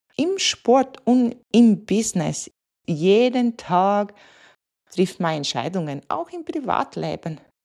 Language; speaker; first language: German; non-native, fluent; Latvian